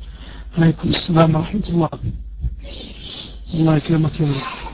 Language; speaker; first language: Arabic; native; Arabic